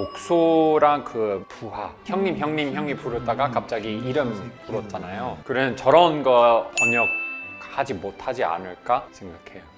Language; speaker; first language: Korean; non-native, fluent; English